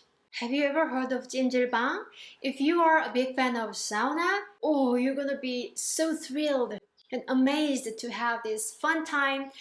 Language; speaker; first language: English; non-native, fluent; Korean